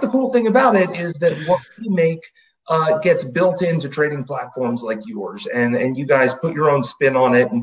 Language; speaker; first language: English; native; English